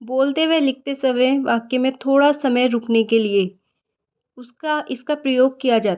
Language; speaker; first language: Hindi; native; Hindi